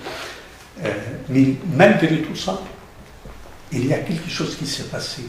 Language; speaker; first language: French; non-native, fluent; Arabic